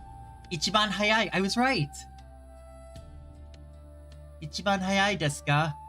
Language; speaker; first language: Japanese; non-native, learner; English